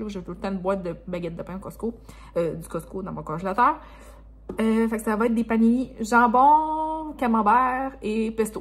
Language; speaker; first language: French; native; French